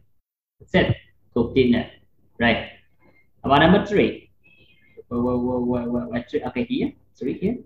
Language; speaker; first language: English; non-native, fluent; Vietnamese